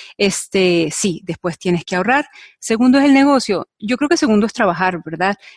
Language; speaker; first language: Spanish; native; Spanish